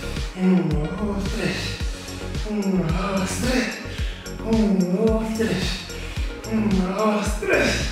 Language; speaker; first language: Spanish; native; Spanish